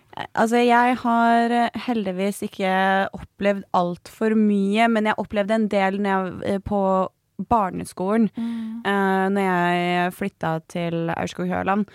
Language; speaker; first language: Norwegian; native; Norwegian